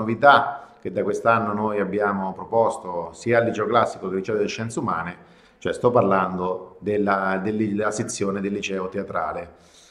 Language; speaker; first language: Italian; native; Italian